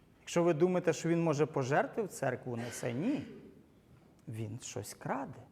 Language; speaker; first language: Ukrainian; non-native, local second language; Russian